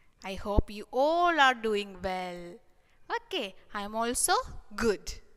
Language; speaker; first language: English; non-native, local second language; Malayalam